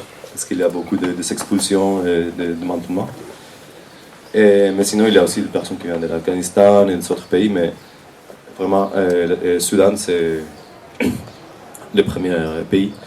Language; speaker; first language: French; non-native, fluent; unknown